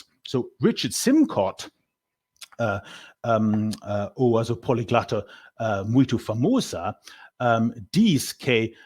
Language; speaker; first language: Portuguese; non-native, learner; English